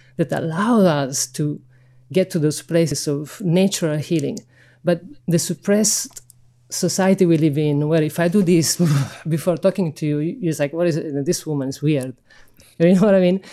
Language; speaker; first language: English; non-native, fluent; Italian